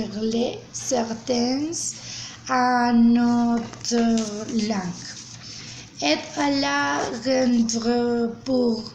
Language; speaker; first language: French; non-native, learner; Spanish